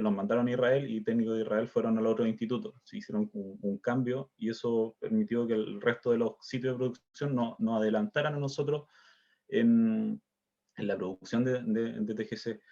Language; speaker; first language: Spanish; native; Spanish